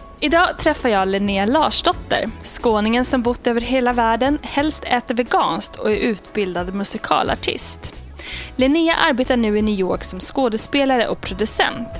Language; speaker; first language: Swedish; native; Swedish